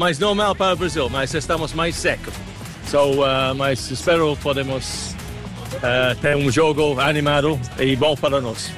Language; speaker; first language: Portuguese; non-native, learner; English